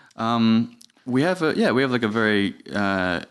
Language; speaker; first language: English; native; English